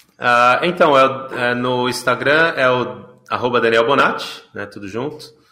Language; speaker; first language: Portuguese; native; Portuguese